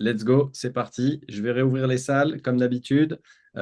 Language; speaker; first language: French; native; French